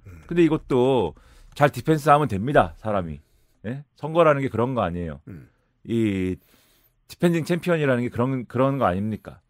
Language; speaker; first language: Korean; native; Korean